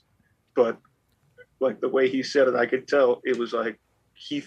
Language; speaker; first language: English; native; English